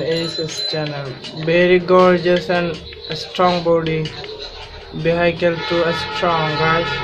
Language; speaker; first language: English; non-native, learner; Bangla